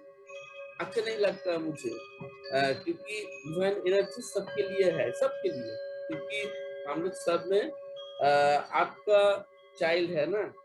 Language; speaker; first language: Hindi; non-native, local second language; Bangla